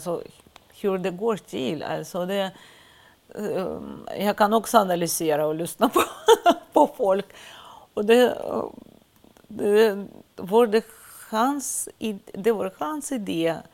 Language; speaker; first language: Swedish; non-native, fluent; Russian